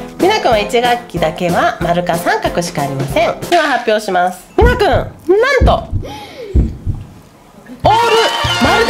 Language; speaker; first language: Japanese; native; Japanese